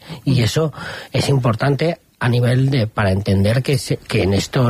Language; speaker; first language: Spanish; native; Spanish